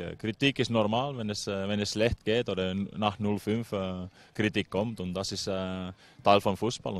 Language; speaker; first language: German; non-native, fluent; Finnish